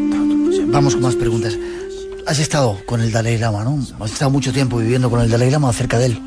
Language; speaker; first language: Spanish; native; Spanish